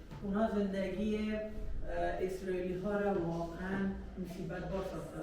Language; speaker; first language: Persian; native; Persian